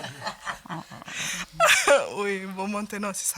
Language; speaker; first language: French; non-native, learner; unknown